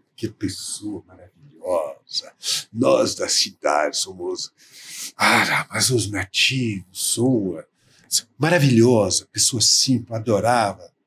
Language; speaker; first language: Portuguese; non-native, fluent; French